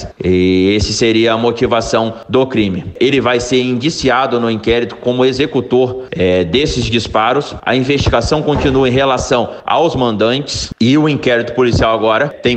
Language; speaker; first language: Portuguese; native; Portuguese